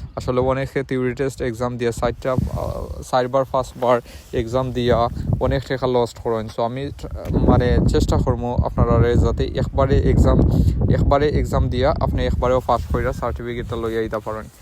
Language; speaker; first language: Bangla; non-native, local second language; Sylheti